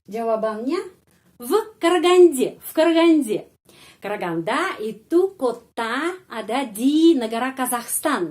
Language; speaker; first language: Indonesian; non-native, fluent; Russian